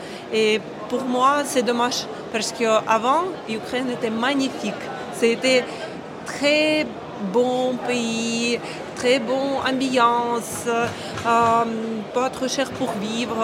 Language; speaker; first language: French; non-native, learner; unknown